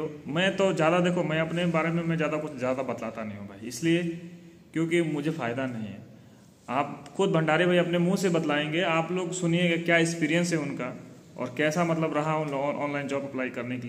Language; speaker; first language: Hindi; native; Hindi